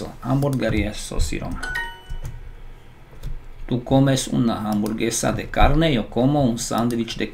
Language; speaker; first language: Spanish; non-native, learner; Slovak